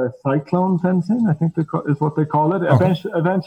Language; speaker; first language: English; native; English